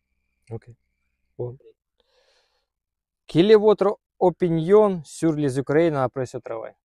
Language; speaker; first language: French; non-native, learner; Russian